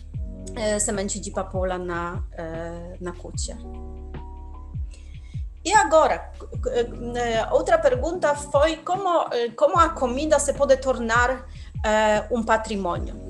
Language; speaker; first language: Portuguese; non-native, fluent; Polish